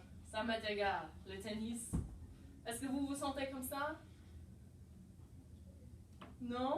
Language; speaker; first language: French; non-native, fluent; English